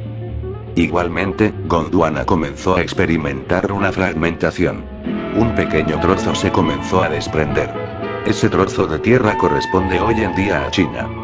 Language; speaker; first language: Spanish; native; Spanish